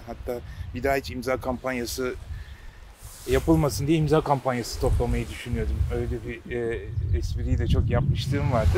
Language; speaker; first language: Turkish; native; Turkish